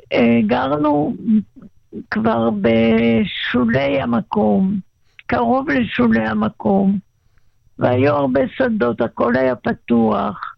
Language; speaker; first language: Hebrew; non-native, local second language; German